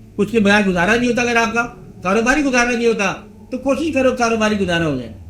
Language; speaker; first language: Urdu; non-native, local second language; Punjabi